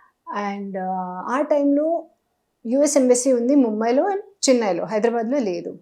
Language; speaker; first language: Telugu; non-native, learner; Hindi